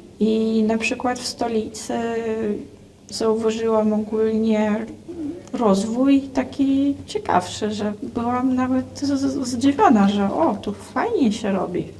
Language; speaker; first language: Polish; non-native, fluent; Russian